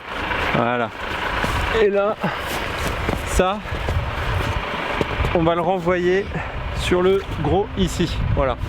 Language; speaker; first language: French; native; French